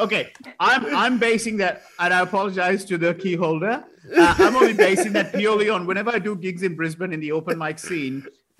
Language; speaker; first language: English; non-native, local second language; Sinhala